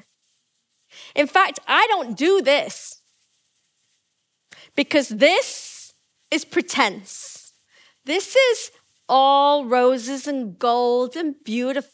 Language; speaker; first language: English; native; English